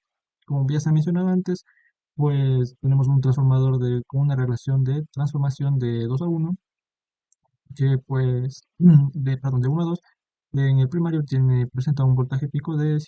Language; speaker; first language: Spanish; native; Spanish